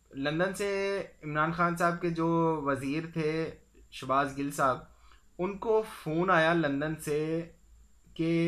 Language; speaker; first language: Urdu; non-native, local second language; Punjabi